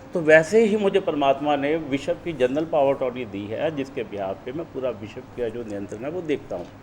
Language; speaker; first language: Hindi; non-native, local second language; Punjabi